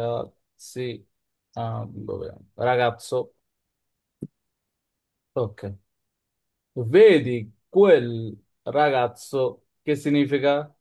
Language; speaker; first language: Italian; non-native, fluent; Bangla